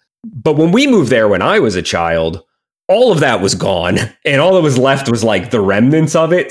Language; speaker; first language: English; native; English